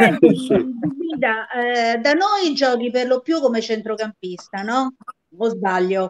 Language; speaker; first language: Italian; native; Italian